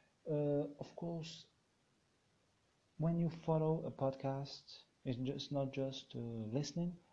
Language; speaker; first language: English; non-native, fluent; Arabic